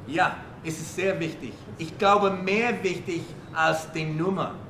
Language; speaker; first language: German; non-native, learner; English